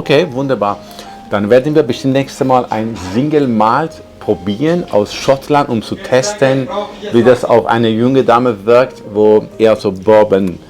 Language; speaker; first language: German; non-native, fluent; Persian